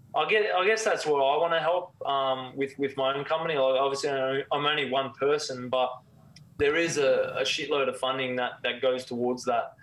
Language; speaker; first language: English; native; English